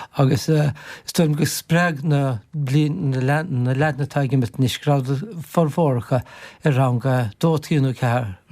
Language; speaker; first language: Irish; native; Irish